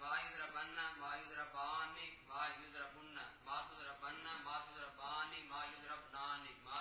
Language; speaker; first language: Arabic; non-native, learner; Punjabi